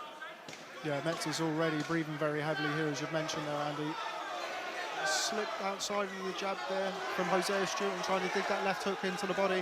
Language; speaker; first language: English; native; English